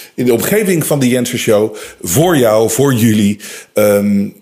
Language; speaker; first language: Dutch; native; Dutch